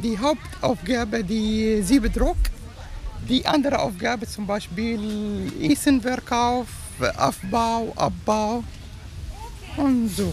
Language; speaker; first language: German; non-native, learner; Arabic